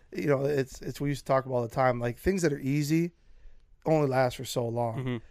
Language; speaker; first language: English; native; English